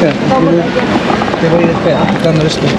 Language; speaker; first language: Spanish; non-native, learner; Filipino